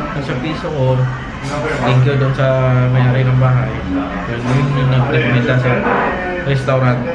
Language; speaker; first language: Filipino; native; Filipino